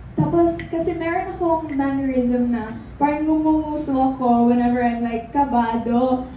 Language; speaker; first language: Filipino; native; Filipino